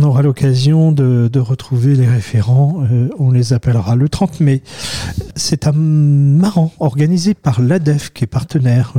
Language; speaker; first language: French; native; French